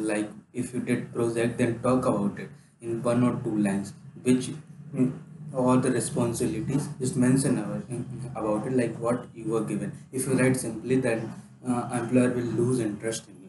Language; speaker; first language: English; non-native, local second language; Hindi